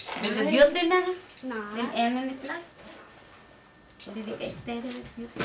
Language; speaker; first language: Danish; non-native, learner; Filipino